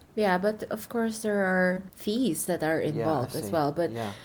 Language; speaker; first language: English; non-native, local second language; Filipino